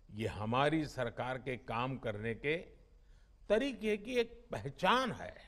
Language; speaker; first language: Hindi; non-native, local second language; Gujarati